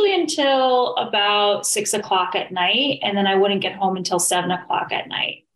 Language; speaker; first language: English; native; English